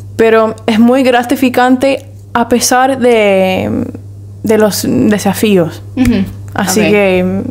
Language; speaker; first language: Spanish; non-native, fluent; English